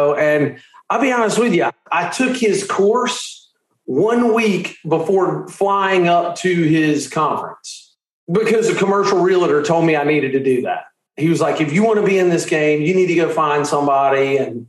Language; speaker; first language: English; native; English